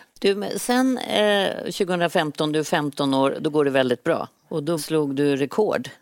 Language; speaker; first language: Swedish; native; Swedish